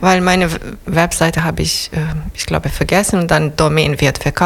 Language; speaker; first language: German; non-native, learner; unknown